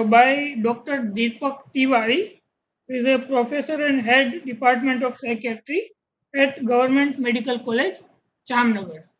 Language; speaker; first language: English; non-native, local second language; Gujarati